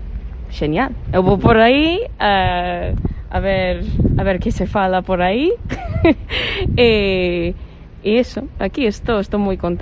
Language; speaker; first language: Galician; non-native, fluent; English